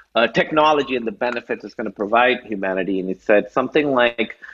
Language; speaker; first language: English; non-native, local second language; Urdu